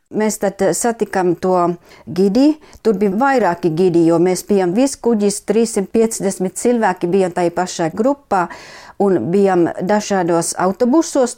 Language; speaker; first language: Latvian; non-native, fluent; Finnish